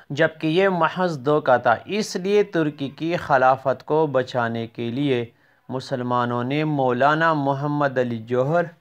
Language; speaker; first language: Urdu; non-native, local second language; Pashto